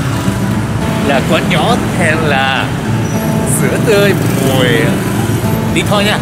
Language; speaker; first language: Vietnamese; non-native, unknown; Japanese